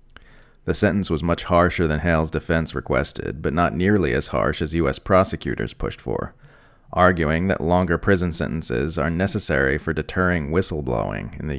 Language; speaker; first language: English; native; English